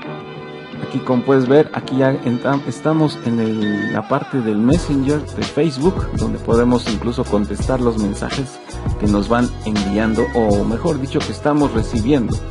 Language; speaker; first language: Spanish; native; Spanish